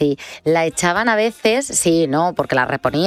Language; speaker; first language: Spanish; native; Spanish